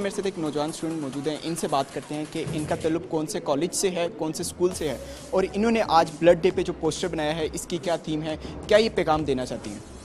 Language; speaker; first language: Urdu; native; Urdu